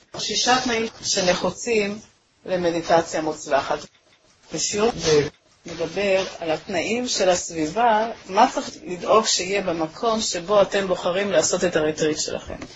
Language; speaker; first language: Hebrew; native; Hebrew